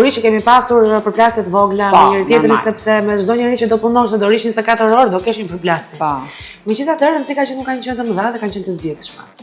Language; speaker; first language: Albanian; native; Albanian